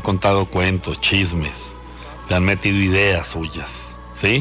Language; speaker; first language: Spanish; native; Spanish